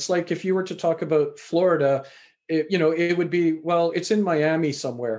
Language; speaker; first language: English; native; English